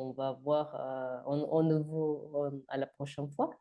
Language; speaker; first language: French; non-native, learner; Spanish